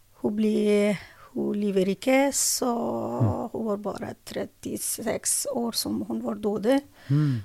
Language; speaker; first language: Norwegian; non-native, learner; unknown